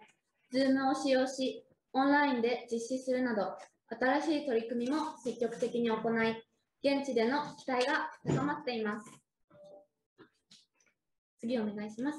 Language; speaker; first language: Japanese; native; Japanese